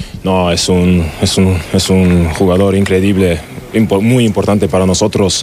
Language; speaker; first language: Spanish; non-native, learner; German